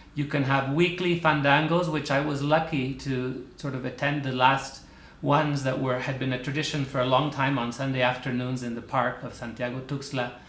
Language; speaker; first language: English; native; English